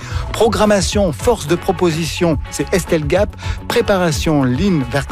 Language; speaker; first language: French; native; French